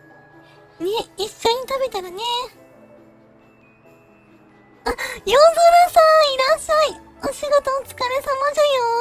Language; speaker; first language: Japanese; native; Japanese